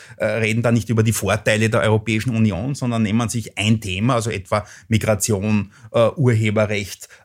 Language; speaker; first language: German; native; German